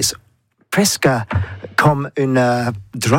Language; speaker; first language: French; non-native, learner; English